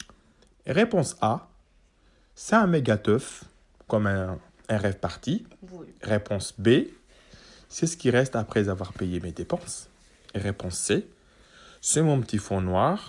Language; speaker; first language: French; native; French